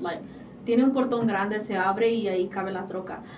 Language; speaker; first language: Spanish; early bilingual, heritage; Spanish